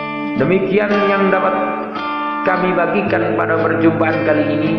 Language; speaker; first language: Indonesian; native; Indonesian